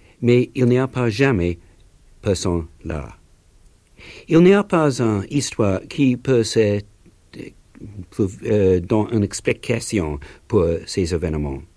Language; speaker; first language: French; non-native, learner; English